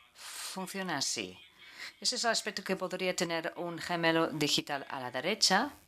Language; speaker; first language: Spanish; native; Spanish